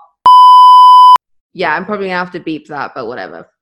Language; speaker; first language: English; native; English